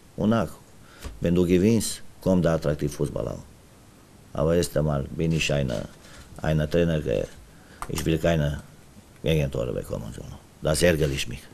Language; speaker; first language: German; non-native, learner; Romanian